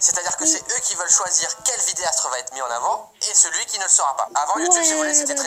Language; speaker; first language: French; native; French